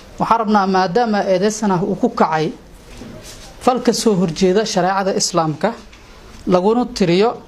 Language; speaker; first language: Somali; native; Somali